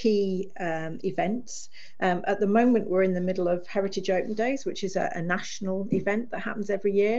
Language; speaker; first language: English; native; English